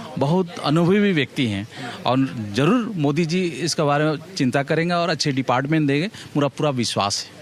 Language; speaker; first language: Hindi; non-native, local second language; Assamese